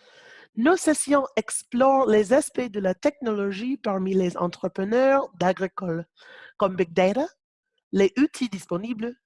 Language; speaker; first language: French; non-native, learner; English